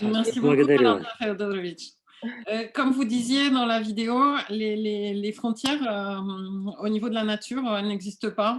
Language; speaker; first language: French; native; French